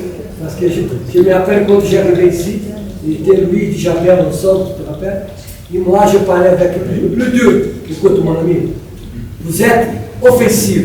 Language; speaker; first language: French; non-native, fluent; Portuguese